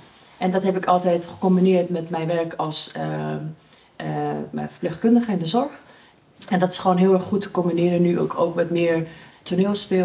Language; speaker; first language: Dutch; early bilingual, other home language; Persian